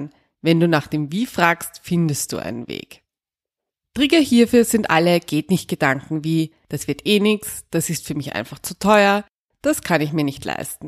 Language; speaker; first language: German; native; German